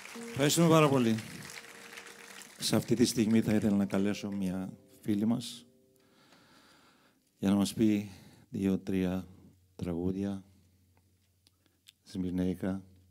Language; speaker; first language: Greek; non-native, fluent; Armenian